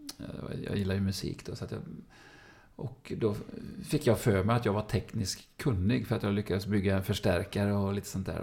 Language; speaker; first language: Swedish; native; Swedish